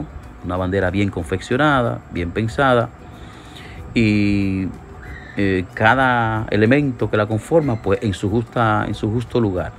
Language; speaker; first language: Spanish; native; Spanish